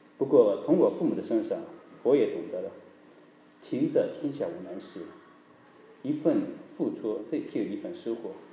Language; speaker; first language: Chinese; native; Chinese